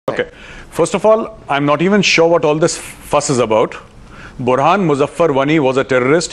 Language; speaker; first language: English; non-native, local second language; Hindi